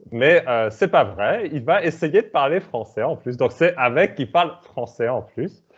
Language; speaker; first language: French; native; French